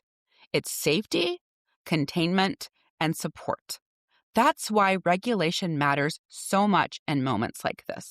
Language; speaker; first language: English; native; English